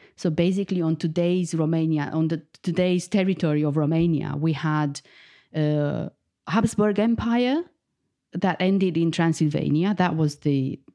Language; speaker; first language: English; non-native, fluent; Romanian